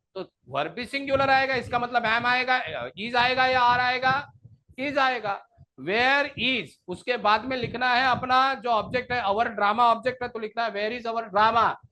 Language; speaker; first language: Hindi; non-native, local second language; Marathi